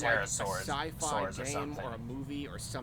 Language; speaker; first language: English; native; English